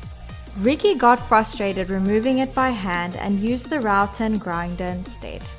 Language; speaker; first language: English; native; English